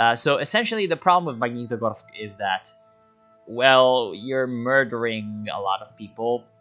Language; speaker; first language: English; native; English